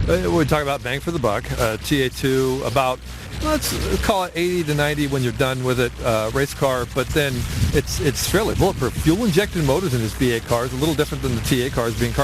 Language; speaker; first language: English; native; English